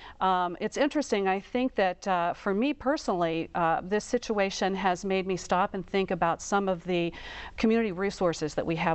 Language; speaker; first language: English; native; English